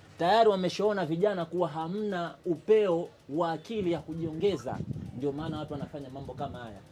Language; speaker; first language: Swahili; native; Swahili